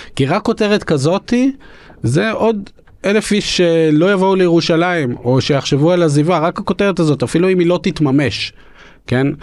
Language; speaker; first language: Hebrew; early bilingual, other home language; Russian